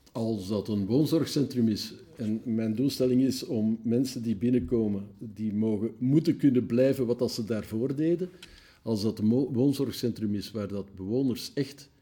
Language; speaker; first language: Dutch; native; Dutch